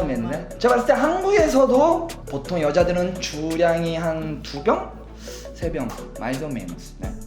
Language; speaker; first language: Korean; early bilingual, heritage; Korean